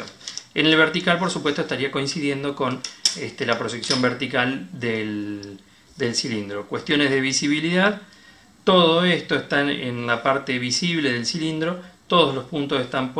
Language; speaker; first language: Spanish; native; Spanish